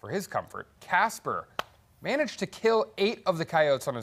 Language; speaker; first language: English; native; English